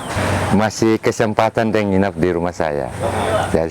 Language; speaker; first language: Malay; non-native, local second language; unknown